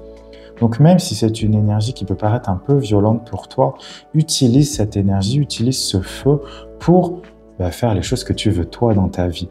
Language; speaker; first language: French; native; French